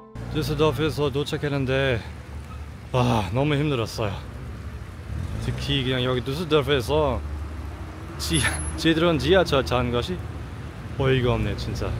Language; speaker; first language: Korean; non-native, fluent; German